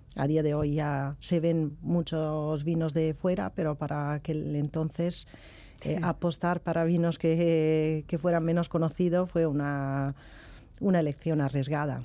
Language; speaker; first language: Spanish; non-native, fluent; Italian